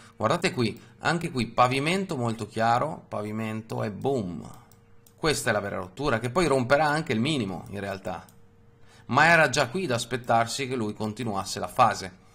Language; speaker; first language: Italian; native; Italian